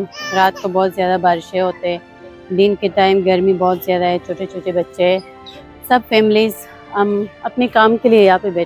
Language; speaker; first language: Hindi; non-native, fluent; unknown